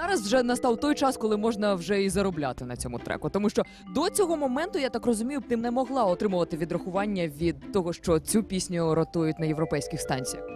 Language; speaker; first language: Ukrainian; native; Ukrainian